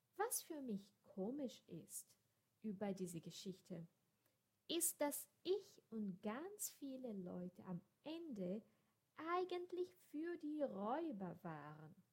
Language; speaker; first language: German; non-native, fluent; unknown